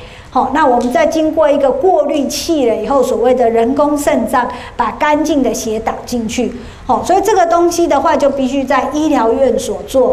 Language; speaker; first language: Chinese; native; Chinese